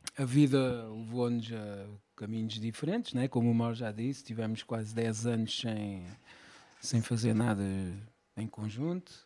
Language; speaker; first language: Portuguese; native; Portuguese